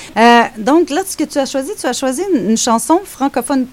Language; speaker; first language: French; native; French